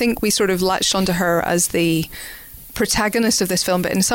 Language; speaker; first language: English; native; English